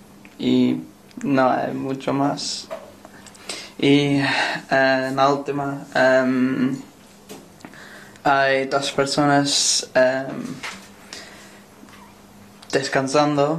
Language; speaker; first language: Spanish; non-native, learner; English